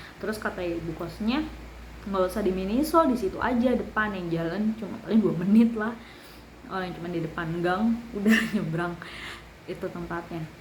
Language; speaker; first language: Indonesian; native; Indonesian